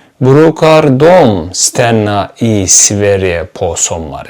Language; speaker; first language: Swedish; non-native, fluent; Turkish